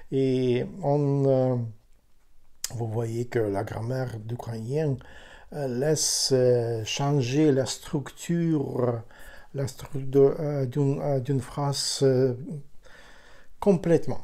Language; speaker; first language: French; non-native, learner; Ukrainian